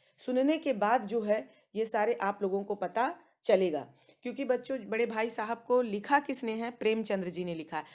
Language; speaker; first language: Hindi; native; Hindi